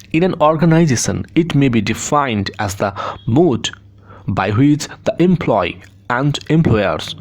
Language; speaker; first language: English; non-native, local second language; Bangla